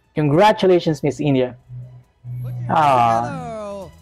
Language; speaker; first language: English; non-native, local second language; Hiligaynon